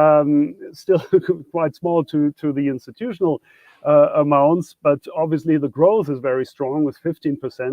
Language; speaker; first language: English; non-native, fluent; German